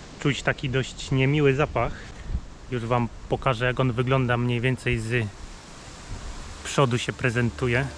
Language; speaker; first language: Polish; native; Polish